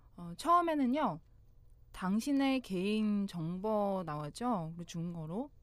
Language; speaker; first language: Korean; non-native, fluent; Chinese